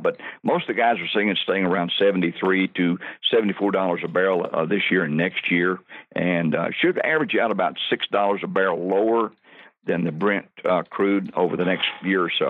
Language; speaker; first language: English; native; English